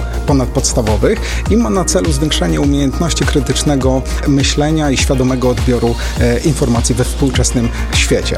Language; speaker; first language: Polish; native; Polish